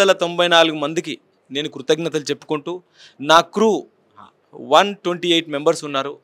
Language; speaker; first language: Telugu; native; Telugu